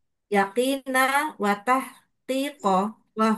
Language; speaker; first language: Arabic; non-native, learner; Indonesian